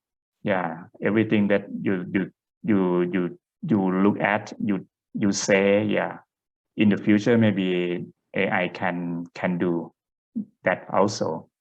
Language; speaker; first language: English; non-native, fluent; Thai